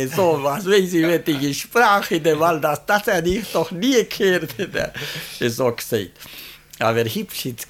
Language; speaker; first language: German; early bilingual, heritage; German